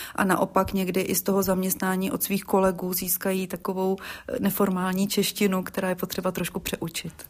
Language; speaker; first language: Czech; native; Czech